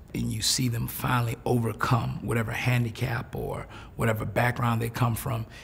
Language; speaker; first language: English; native; English